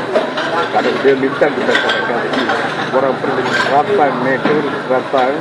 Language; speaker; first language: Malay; non-native, learner; Tamil